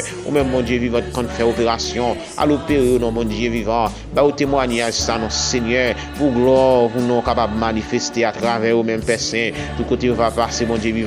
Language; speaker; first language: French; non-native, local second language; Haitian Creole